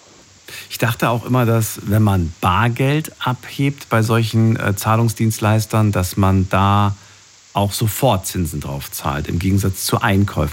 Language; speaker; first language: German; native; German